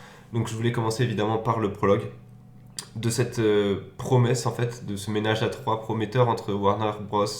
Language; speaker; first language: French; native; French